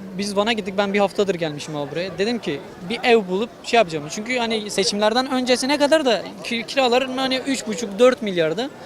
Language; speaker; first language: Turkish; non-native, local second language; Kurdish